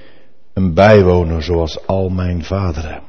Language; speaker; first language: Dutch; native; Dutch